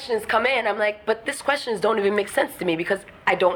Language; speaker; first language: English; non-native, local second language; Ewe